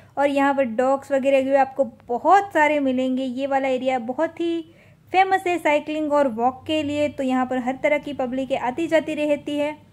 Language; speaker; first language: Hindi; non-native, local second language; Gujarati